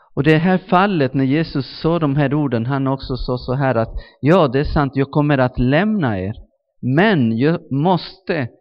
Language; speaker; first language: Swedish; non-native, fluent; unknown